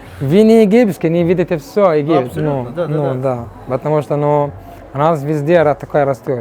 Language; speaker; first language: Russian; non-native, learner; Arabic